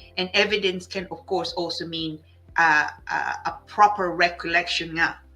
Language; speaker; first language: English; non-native, local second language; Filipino